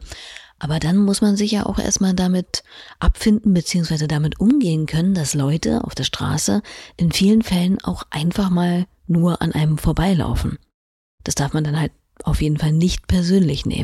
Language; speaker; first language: German; native; German